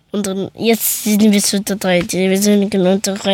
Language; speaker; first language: German; early bilingual, other home language; Persian